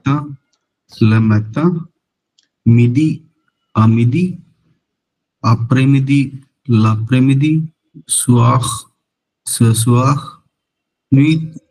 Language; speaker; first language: French; non-native, learner; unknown